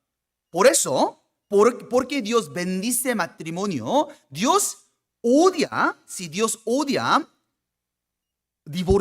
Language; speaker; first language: Spanish; non-native, fluent; Korean